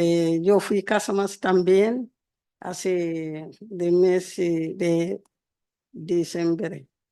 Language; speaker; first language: Spanish; non-native, learner; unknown